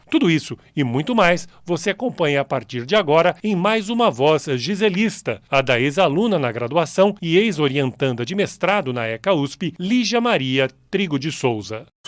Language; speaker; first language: Portuguese; native; Portuguese